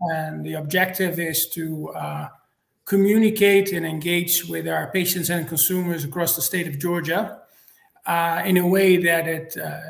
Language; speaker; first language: English; non-native, fluent; Dutch